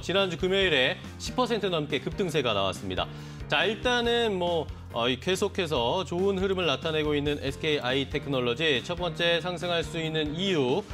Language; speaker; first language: Korean; native; Korean